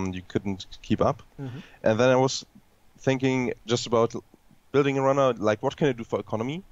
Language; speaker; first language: English; non-native, fluent; German